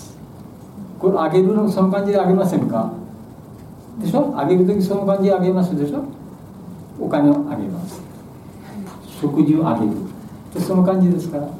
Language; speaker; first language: Japanese; non-native, learner; Bangla